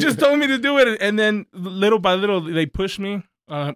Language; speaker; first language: English; native; English